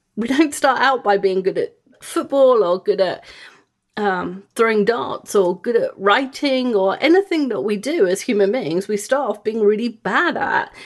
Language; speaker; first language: English; native; English